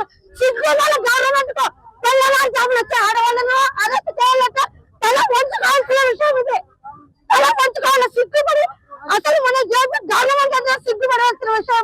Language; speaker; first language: Telugu; native; Telugu